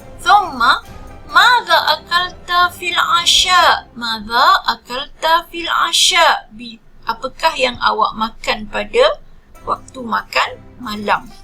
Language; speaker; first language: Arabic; non-native, fluent; Malay